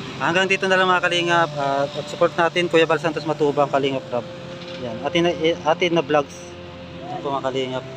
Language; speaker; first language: Filipino; native; Filipino